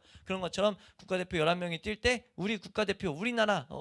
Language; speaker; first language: Korean; native; Korean